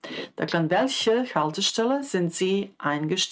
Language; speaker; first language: German; non-native, fluent; Croatian